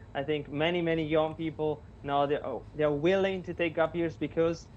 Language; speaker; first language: English; non-native, fluent; Italian